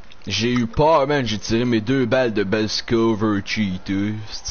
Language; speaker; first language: French; native; French